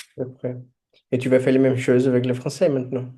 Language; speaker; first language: French; non-native, fluent; Portuguese